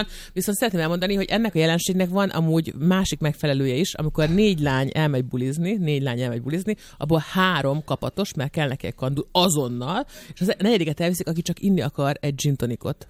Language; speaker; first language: Hungarian; native; Hungarian